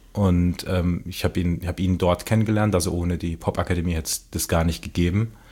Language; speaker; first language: German; native; German